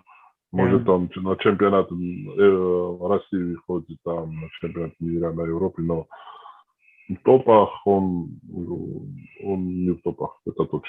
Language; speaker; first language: Russian; non-native, fluent; Georgian